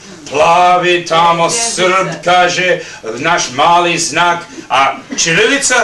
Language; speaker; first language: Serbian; early bilingual, heritage; Serbian